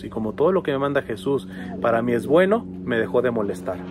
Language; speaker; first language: Spanish; native; Spanish